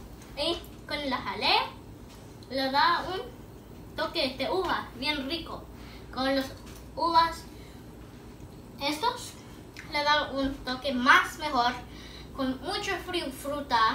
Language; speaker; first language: Spanish; early bilingual, heritage; Spanish